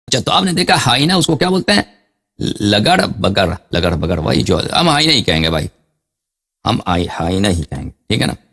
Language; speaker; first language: Urdu; non-native, fluent; Persian